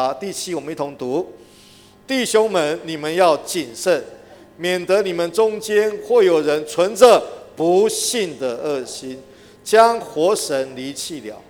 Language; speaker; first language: Chinese; native; Chinese